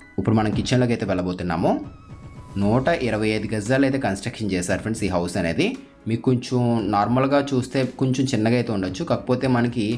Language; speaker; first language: Telugu; native; Telugu